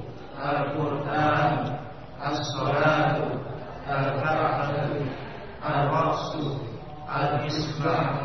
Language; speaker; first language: Arabic; non-native, learner; Indonesian